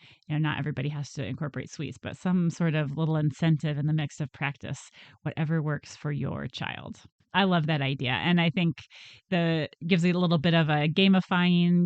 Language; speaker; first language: English; native; English